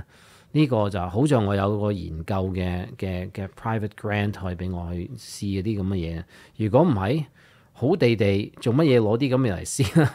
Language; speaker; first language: Cantonese; early bilingual, heritage; Cantonese